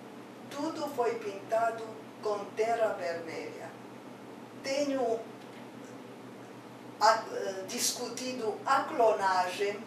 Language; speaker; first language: Portuguese; non-native, fluent; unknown